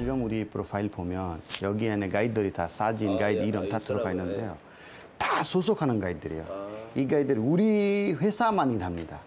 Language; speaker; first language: Korean; non-native, fluent; Hindi